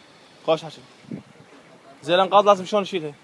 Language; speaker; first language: Arabic; native; Arabic